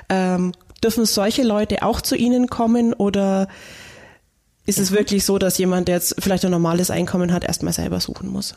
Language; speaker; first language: German; native; German